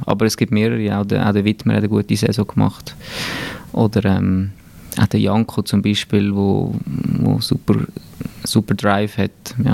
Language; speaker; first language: German; native; German